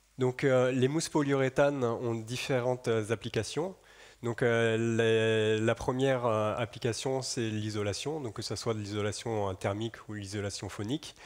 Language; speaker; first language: French; native; French